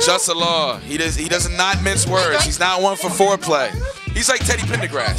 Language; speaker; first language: English; native; English